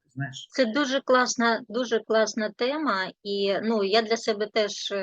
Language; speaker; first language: Ukrainian; native; Ukrainian